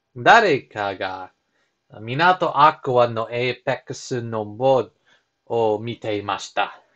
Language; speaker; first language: Japanese; non-native, learner; English